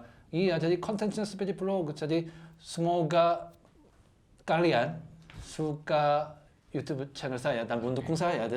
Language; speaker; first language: Indonesian; non-native, learner; Korean